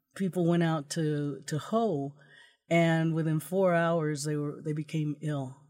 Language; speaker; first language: English; early bilingual, other home language; Spanish